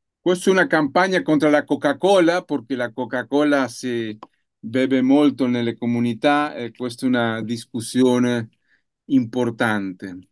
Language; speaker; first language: Italian; non-native, learner; Spanish